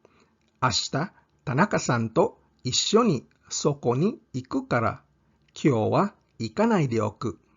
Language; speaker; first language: Japanese; non-native, fluent; English